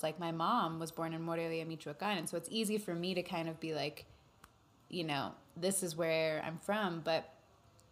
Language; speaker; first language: English; native; English